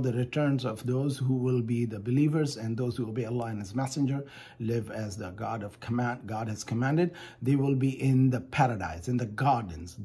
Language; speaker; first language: English; non-native, fluent; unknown